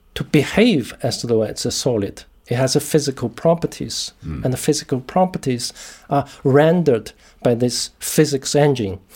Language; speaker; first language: English; non-native, fluent; Chinese